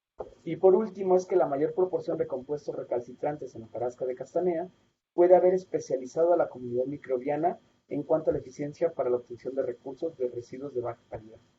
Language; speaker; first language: Spanish; native; Spanish